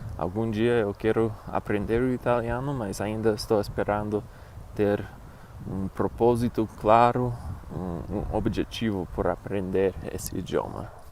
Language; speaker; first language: Portuguese; non-native, fluent; English